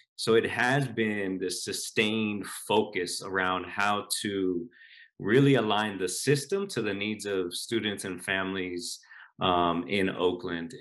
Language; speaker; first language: English; native; English